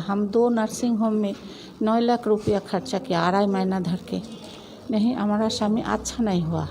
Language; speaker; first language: Hindi; non-native, local second language; Bangla